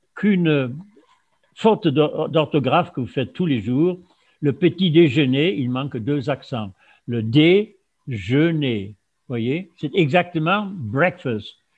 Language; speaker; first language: French; non-native, fluent; German